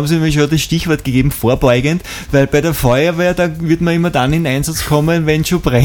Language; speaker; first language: German; native; German